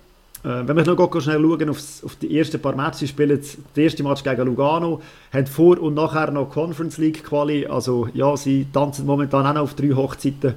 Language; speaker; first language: German; native; German